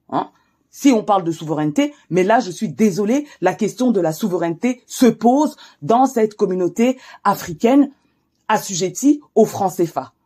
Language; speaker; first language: French; native; French